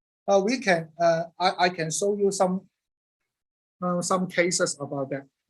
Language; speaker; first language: English; non-native, learner; Cantonese